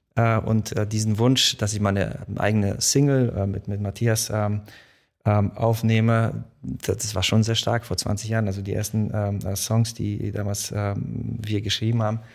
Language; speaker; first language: German; early bilingual, other home language; Polish